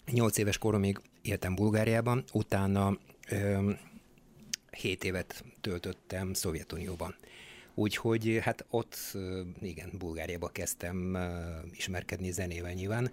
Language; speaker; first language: Hungarian; non-native, fluent; Bulgarian